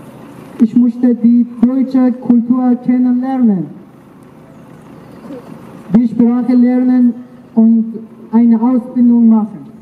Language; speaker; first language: German; non-native, learner; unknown